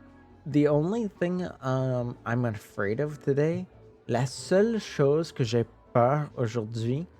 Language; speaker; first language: French; non-native, local second language; English